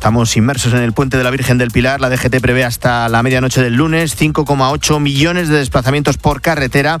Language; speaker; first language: Spanish; native; Spanish